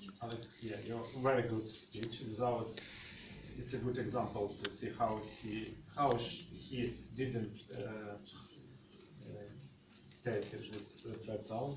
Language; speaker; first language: English; non-native, learner; Russian